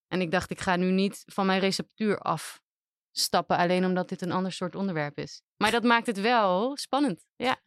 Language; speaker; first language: Dutch; native; Dutch